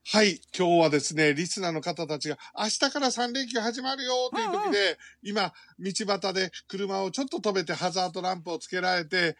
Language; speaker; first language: Japanese; native; Japanese